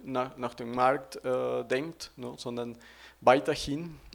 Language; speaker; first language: German; non-native, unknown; Spanish